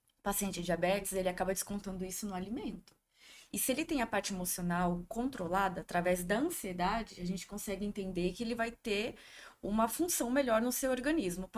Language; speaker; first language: Portuguese; native; Portuguese